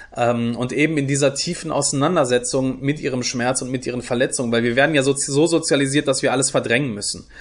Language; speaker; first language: German; early bilingual, other home language; Turkish